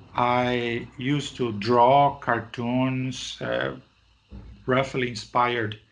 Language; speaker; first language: English; non-native, fluent; Portuguese